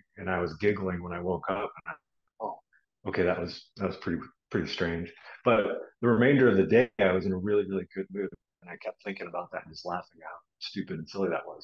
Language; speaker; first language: English; native; English